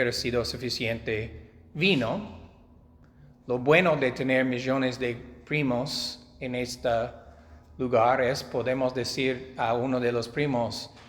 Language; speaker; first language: Spanish; non-native, fluent; English